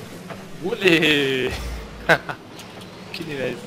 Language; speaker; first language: Spanish; native; Spanish